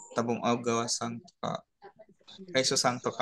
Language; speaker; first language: Japanese; non-native, learner; Indonesian